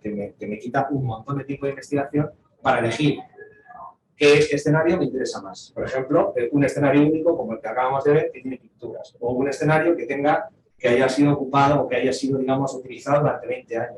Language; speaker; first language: Spanish; native; Spanish